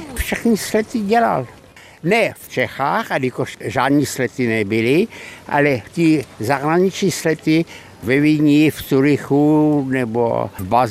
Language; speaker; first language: Czech; early bilingual, heritage; Czech